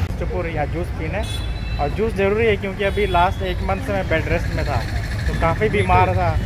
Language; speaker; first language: Hindi; native; Hindi